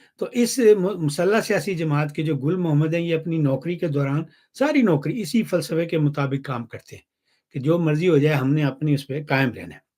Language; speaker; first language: Urdu; non-native, local second language; Punjabi